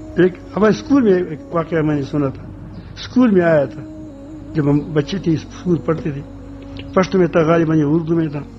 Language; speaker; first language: Urdu; non-native, local second language; Pashto